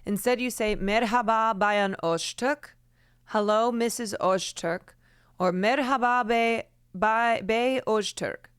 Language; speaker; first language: Turkish; non-native, learner; English